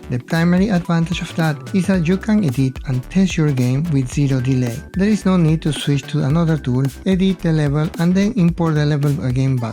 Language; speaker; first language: English; non-native, fluent; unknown